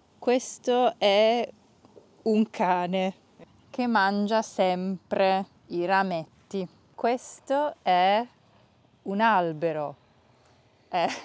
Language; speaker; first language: Italian; non-native, fluent; English